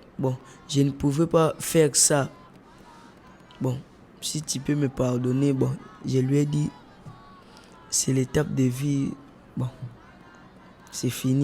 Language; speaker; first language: French; non-native, local second language; Lingala